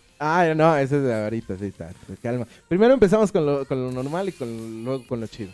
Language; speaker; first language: Spanish; native; Spanish